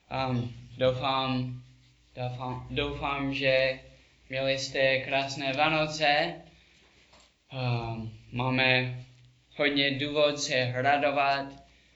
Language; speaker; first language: Czech; non-native, learner; English